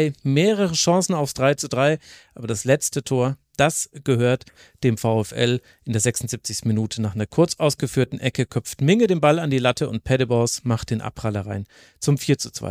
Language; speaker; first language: German; native; German